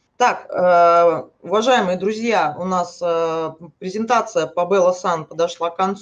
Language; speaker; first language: Russian; native; Russian